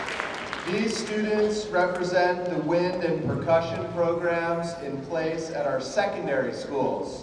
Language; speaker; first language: English; native; English